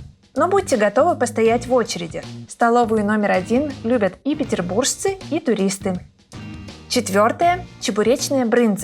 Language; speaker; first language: Russian; native; Russian